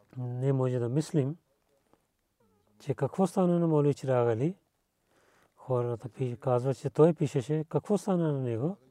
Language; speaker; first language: Bulgarian; non-native, learner; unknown